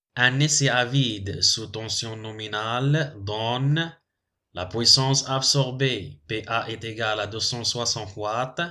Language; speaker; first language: French; non-native, local second language; Arabic